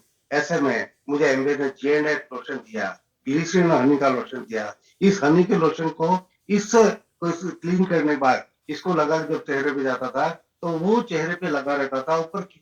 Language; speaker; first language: Hindi; native; Hindi